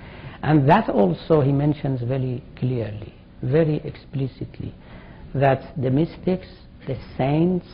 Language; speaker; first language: English; non-native, fluent; Persian